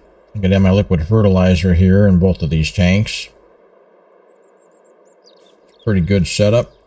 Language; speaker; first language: English; native; English